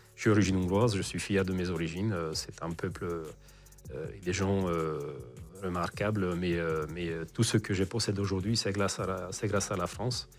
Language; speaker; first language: French; non-native, fluent; Hungarian